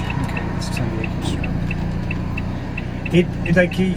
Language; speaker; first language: English; native; English